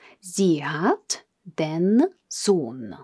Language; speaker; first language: German; non-native, fluent; Russian